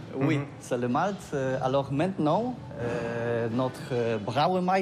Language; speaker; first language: French; non-native, learner; Polish